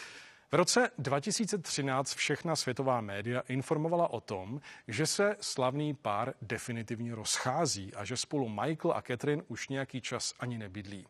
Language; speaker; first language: Czech; native; Czech